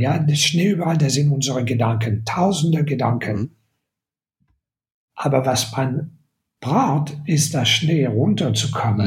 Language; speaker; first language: German; non-native, fluent; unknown